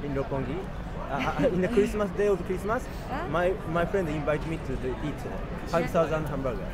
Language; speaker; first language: English; non-native, learner; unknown